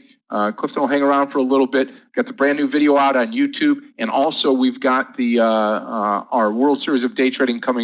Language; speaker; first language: English; native; English